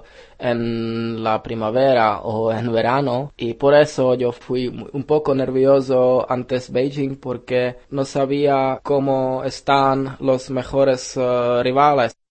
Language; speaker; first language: Spanish; non-native, learner; Czech